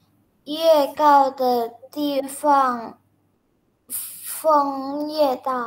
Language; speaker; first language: Chinese; non-native, learner; Indonesian